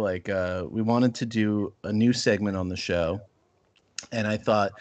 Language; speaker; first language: English; native; English